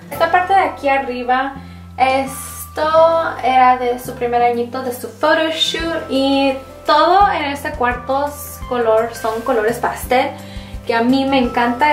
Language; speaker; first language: Spanish; early bilingual, heritage; Spanish